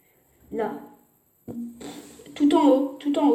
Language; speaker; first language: French; native; French